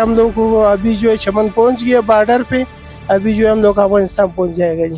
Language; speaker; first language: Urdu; non-native, learner; Pashto